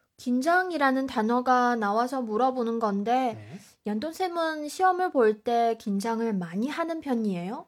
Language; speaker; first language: Korean; non-native, fluent; Chinese